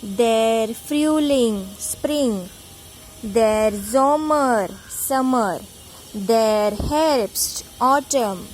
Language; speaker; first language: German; non-native, fluent; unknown